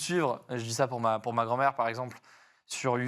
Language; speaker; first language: French; native; French